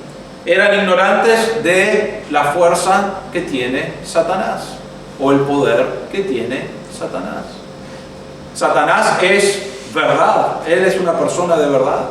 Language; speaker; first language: Spanish; native; Spanish